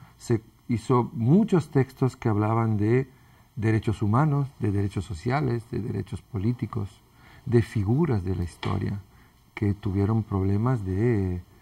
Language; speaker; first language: Spanish; early bilingual, other home language; Italian